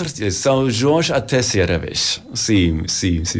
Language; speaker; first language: Portuguese; non-native, learner; German